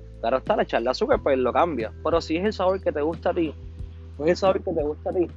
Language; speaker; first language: Spanish; native; Spanish